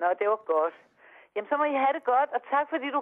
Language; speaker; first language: Danish; native; Danish